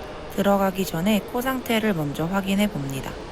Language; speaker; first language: Korean; native; Korean